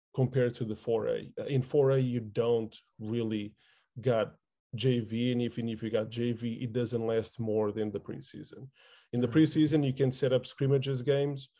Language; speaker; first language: English; non-native, fluent; Portuguese